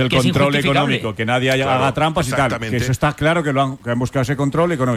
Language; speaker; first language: Spanish; native; Spanish